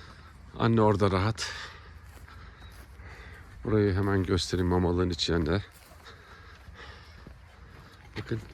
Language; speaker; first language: Turkish; native; Turkish